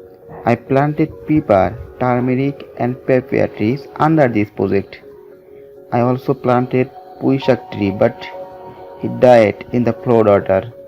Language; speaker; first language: English; non-native, learner; Bangla